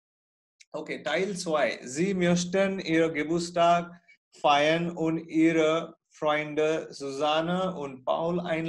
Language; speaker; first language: German; non-native, fluent; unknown